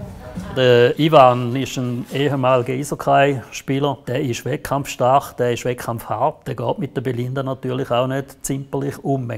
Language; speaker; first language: German; native; German